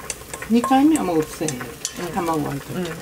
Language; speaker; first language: Japanese; native; Japanese